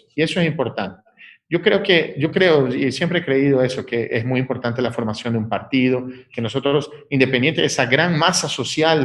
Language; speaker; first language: Spanish; native; Spanish